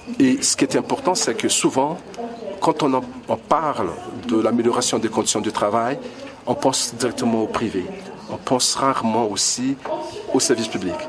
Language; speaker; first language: French; non-native, local second language; Malagasy